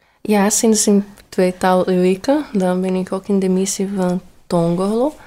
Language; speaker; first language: Dutch; non-native, fluent; Portuguese